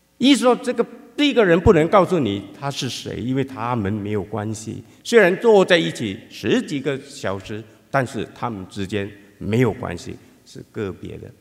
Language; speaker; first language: Chinese; non-native, local second language; Hakka Chinese